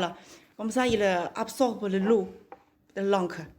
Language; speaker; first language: French; non-native, learner; Chinese